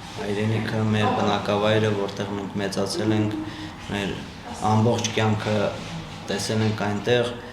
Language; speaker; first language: Armenian; native; Armenian